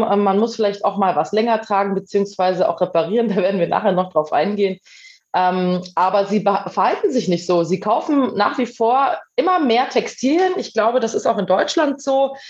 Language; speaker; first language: German; native; German